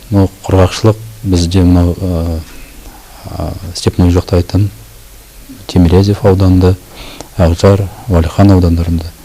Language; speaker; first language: Kazakh; native; Kazakh